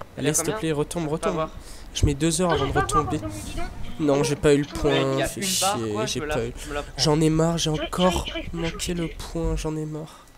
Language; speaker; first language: French; native; French